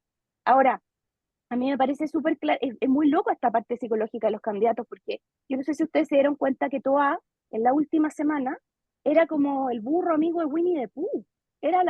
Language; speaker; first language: Spanish; native; Spanish